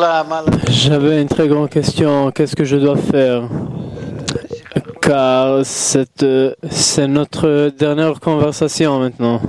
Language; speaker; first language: French; non-native, fluent; Hebrew